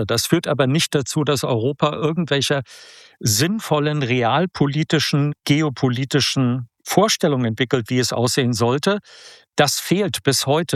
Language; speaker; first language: German; native; German